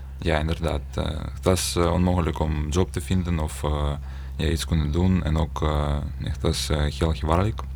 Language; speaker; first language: Dutch; non-native, learner; Ukrainian